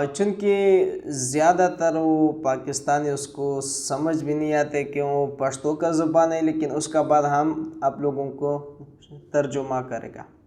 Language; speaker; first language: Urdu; non-native, learner; Pashto